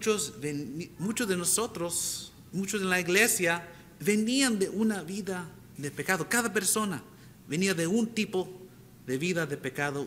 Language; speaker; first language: Spanish; non-native, fluent; English